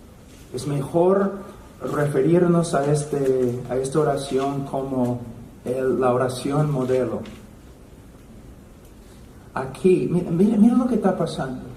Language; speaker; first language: Spanish; non-native, fluent; English